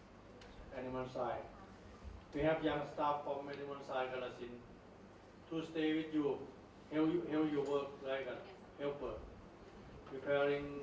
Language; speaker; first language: English; non-native, learner; Thai